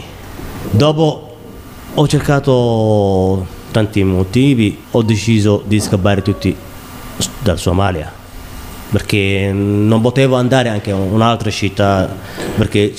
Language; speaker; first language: Italian; non-native, learner; Somali